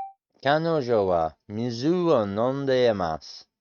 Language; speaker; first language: Japanese; non-native, learner; English